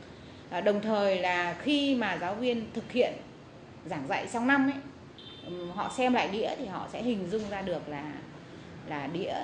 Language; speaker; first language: Vietnamese; native; Vietnamese